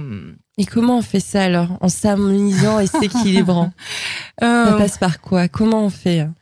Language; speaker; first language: French; native; French